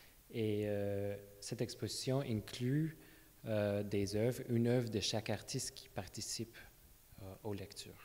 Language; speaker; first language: French; non-native, fluent; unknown